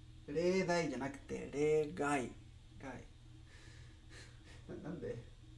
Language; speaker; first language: Japanese; non-native, learner; Spanish